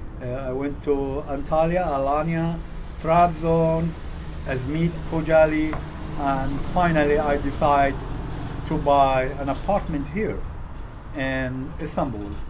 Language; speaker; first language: English; non-native, fluent; Arabic